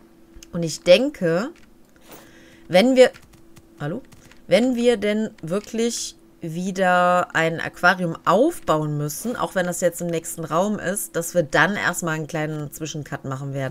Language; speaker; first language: German; native; German